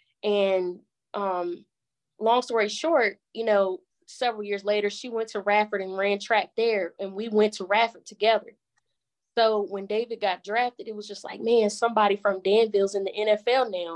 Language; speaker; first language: English; native; English